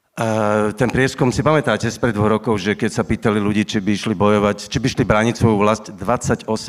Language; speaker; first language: Slovak; native; Slovak